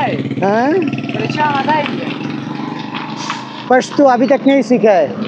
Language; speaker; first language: Hindi; non-native, learner; Bangla